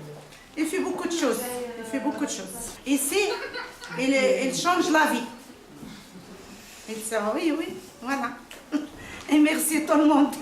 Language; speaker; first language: French; non-native, learner; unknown